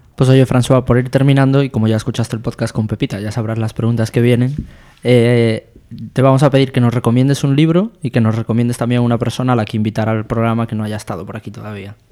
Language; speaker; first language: Spanish; native; Spanish